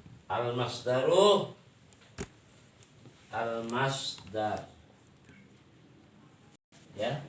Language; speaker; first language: Arabic; non-native, fluent; Indonesian